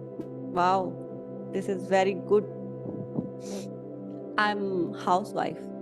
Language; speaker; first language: English; non-native, learner; Punjabi